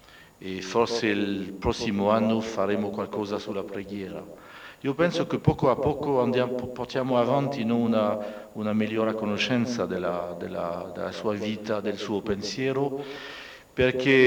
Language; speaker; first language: Italian; non-native, fluent; French